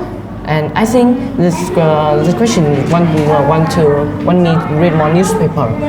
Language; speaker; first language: English; non-native, learner; Vietnamese